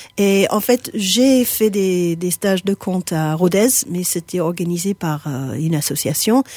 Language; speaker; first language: French; non-native, fluent; English